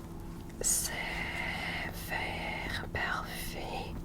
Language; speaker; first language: French; non-native, learner; English